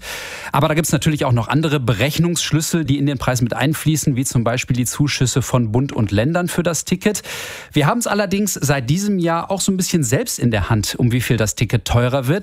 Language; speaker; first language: German; native; German